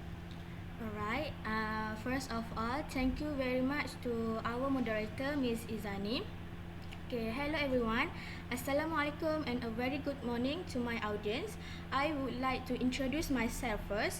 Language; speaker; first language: English; non-native, fluent; Malay